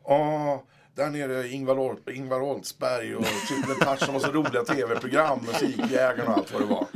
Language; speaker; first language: Swedish; native; Swedish